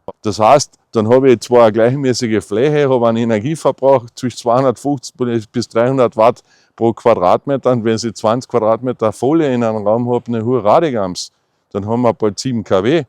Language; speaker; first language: German; native; German